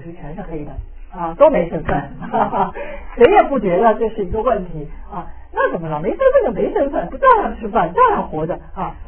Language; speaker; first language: Chinese; native; Chinese